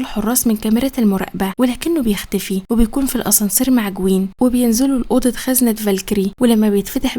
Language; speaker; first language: Arabic; native; Arabic